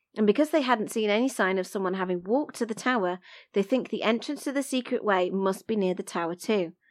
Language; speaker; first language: English; native; English